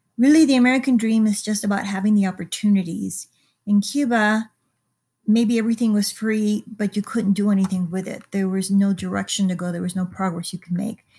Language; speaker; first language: English; early bilingual, other home language; Spanish